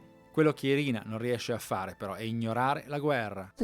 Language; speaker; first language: Italian; native; Italian